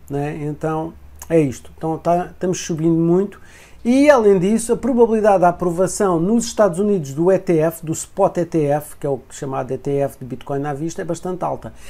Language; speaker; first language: Portuguese; native; Portuguese